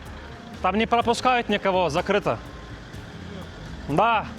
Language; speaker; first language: Russian; non-native, fluent; Lithuanian